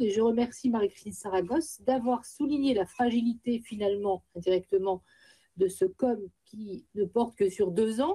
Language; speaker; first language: French; native; French